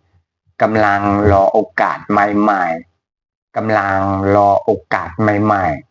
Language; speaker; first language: Thai; non-native, fluent; Burmese